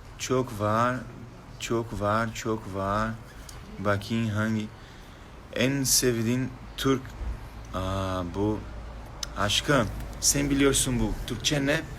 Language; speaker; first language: Turkish; non-native, learner; Portuguese